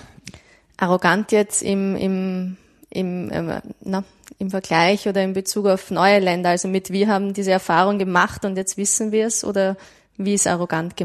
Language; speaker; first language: German; native; German